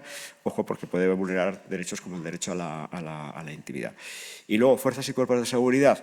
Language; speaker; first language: Spanish; native; Spanish